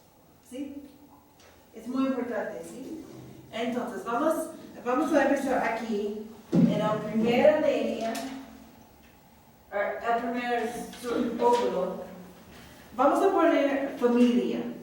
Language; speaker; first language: Spanish; non-native, fluent; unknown